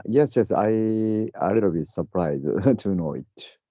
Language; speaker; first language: English; non-native, learner; Japanese